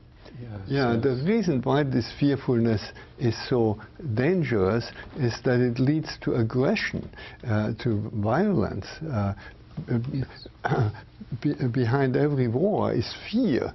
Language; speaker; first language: English; non-native, fluent; German